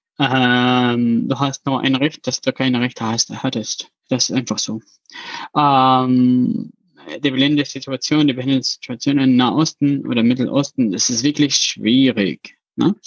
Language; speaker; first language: German; non-native, learner; Arabic